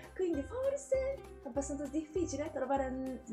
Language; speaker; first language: Italian; non-native, learner; Japanese